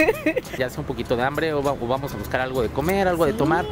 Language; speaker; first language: Spanish; native; Spanish